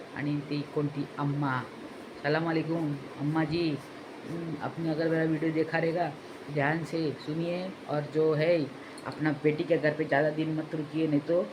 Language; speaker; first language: Hindi; non-native, local second language; Marathi